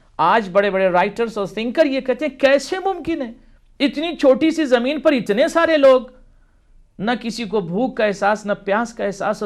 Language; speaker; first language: Urdu; native; Urdu